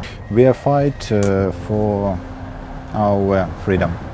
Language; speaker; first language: English; non-native, learner; Ukrainian